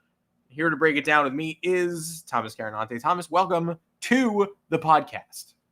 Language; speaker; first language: English; native; English